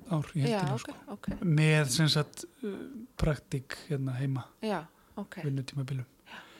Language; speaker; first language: Icelandic; native; Icelandic